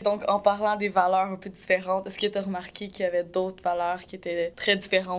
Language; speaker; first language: French; native; French